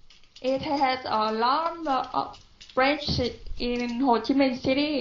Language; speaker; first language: English; non-native, learner; Vietnamese